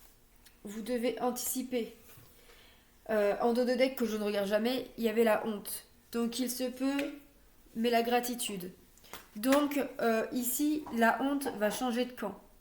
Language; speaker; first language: French; native; French